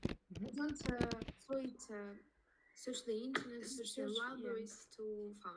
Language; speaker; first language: English; non-native, learner; Russian